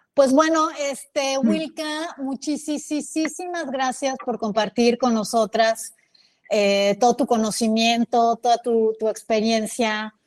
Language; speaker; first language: Spanish; native; Spanish